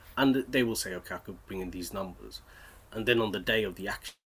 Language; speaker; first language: English; native; English